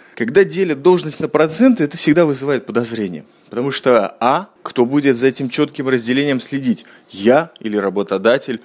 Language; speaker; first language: Russian; native; Russian